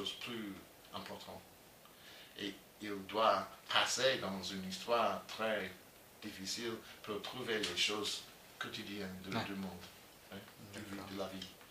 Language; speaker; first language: French; non-native, learner; English